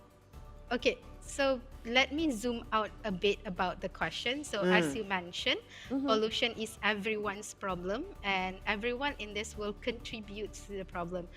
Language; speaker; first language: English; non-native, fluent; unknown